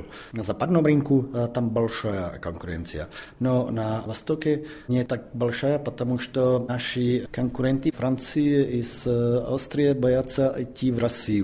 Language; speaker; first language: Russian; non-native, fluent; Czech